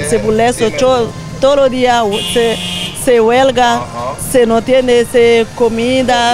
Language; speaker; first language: Spanish; non-native, learner; Haitian Creole